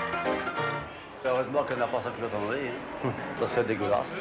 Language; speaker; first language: French; native; French